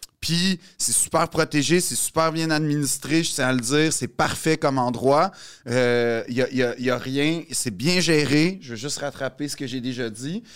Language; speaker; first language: French; native; French